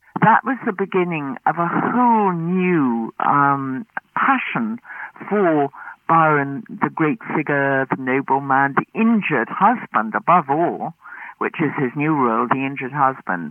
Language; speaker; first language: English; native; English